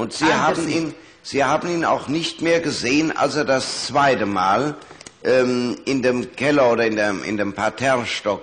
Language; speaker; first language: German; native; German